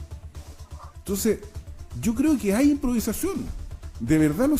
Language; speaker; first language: Spanish; native; Spanish